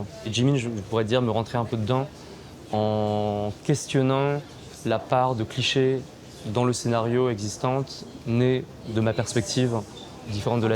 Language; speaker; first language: French; native; French